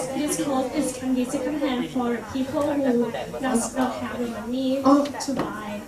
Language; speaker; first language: English; non-native, learner; Thai